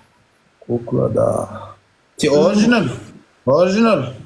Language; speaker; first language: Russian; non-native, learner; Turkmen